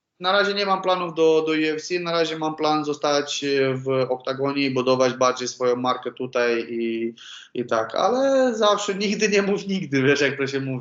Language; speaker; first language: Polish; non-native, learner; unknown